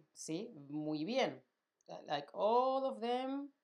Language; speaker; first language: English; non-native, fluent; Spanish